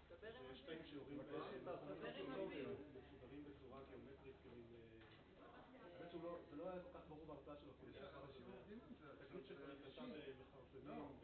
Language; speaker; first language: Hebrew; native; Hebrew